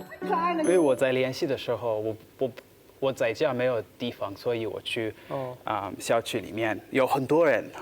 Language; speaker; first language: Chinese; non-native, learner; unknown